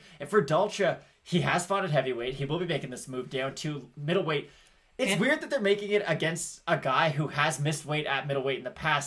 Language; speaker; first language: English; native; English